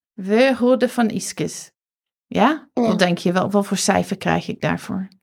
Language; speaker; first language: Dutch; non-native, fluent; English